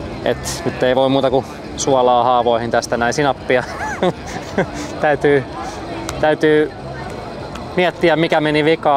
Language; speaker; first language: Finnish; native; Finnish